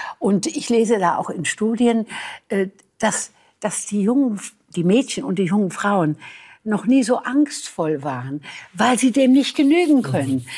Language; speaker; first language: German; native; German